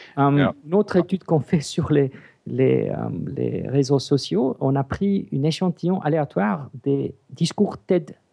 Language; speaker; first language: French; non-native, fluent; English